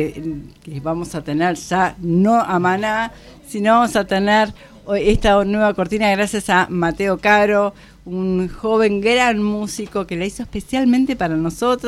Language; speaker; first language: Spanish; native; Spanish